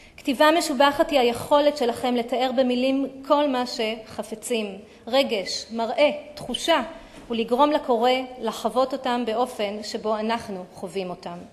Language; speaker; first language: Hebrew; native; Hebrew